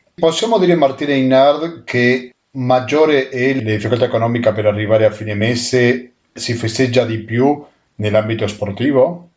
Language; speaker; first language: Italian; non-native, fluent; Spanish